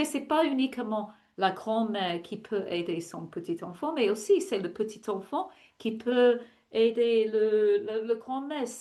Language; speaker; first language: French; non-native, fluent; English